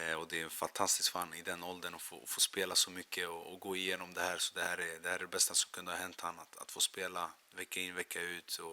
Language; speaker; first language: Swedish; early bilingual, other home language; Macedonian